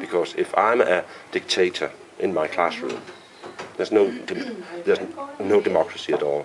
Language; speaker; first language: English; non-native, fluent; Danish